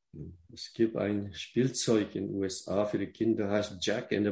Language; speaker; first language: German; non-native, fluent; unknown